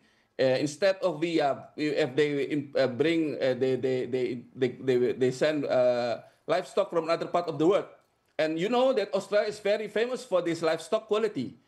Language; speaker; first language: English; non-native, fluent; Indonesian